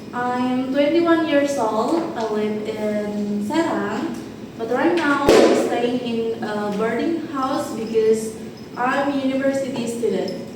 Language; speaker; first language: English; non-native, learner; Indonesian